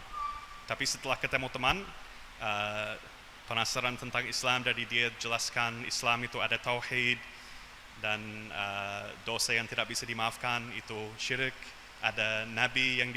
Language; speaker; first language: Indonesian; non-native, fluent; English